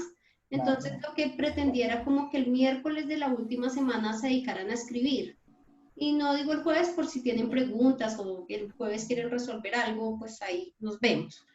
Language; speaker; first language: Spanish; native; Spanish